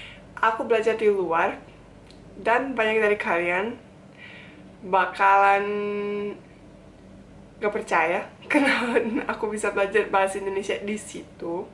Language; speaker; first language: Indonesian; non-native, fluent; Bosnian